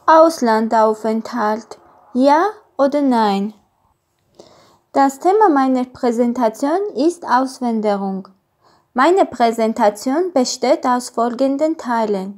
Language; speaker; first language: German; non-native, learner; Armenian